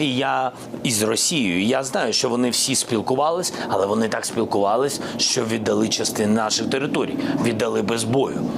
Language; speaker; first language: Ukrainian; non-native, local second language; Russian